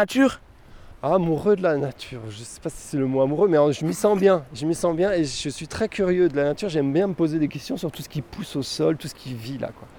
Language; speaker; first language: French; native; French